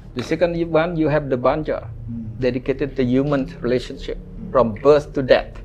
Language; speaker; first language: English; non-native, fluent; Indonesian